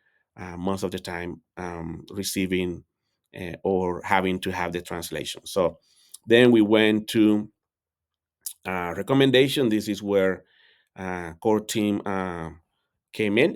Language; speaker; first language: English; non-native, fluent; Spanish